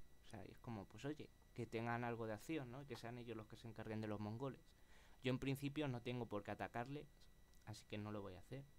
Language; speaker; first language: Spanish; native; Spanish